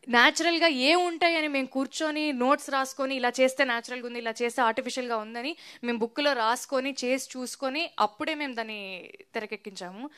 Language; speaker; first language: Telugu; native; Telugu